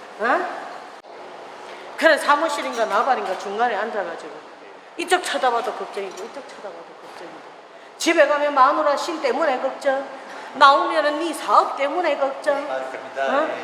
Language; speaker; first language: Korean; native; Korean